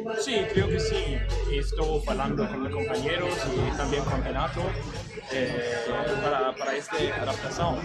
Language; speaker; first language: Portuguese; non-native, learner; Spanish